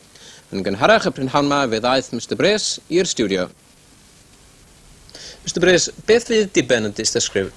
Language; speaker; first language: Welsh; native; Welsh